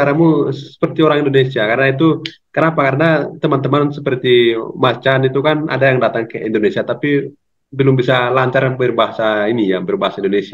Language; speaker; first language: Indonesian; native; Indonesian